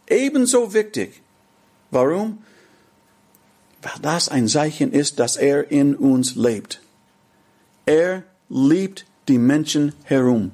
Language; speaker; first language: German; non-native, fluent; English